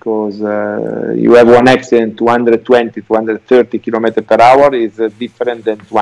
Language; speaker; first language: English; non-native, learner; Italian